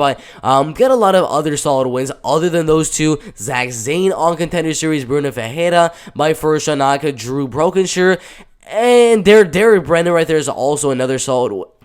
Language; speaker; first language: English; native; English